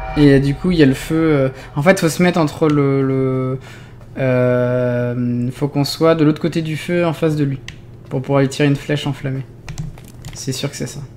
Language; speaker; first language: French; native; French